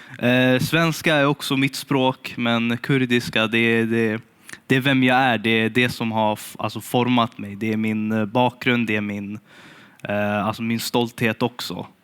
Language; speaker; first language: Swedish; early bilingual, other home language; Kurdish